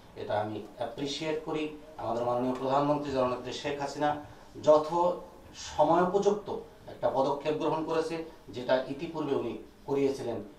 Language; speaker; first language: Bangla; native; Bangla